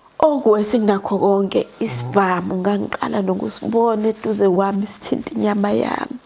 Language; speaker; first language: Zulu; native; Zulu